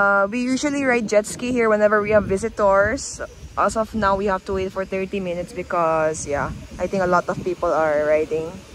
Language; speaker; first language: English; non-native, local second language; Korean